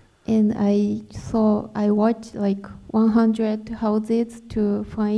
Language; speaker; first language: English; non-native, learner; Japanese